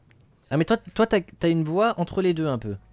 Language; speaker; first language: French; native; French